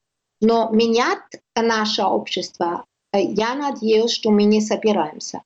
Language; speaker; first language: Russian; non-native, learner; German